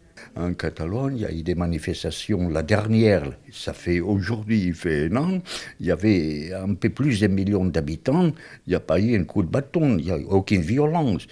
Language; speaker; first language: French; non-native, fluent; Catalan